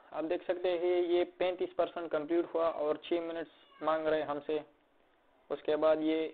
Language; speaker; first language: Hindi; native; Hindi